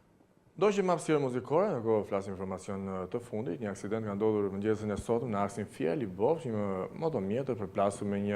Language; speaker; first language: Albanian; native; Albanian